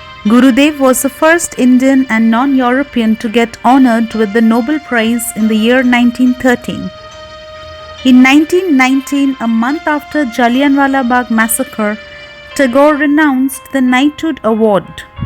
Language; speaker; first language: English; non-native, local second language; Bangla